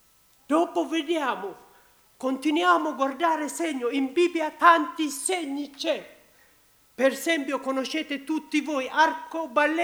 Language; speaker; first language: Italian; non-native, learner; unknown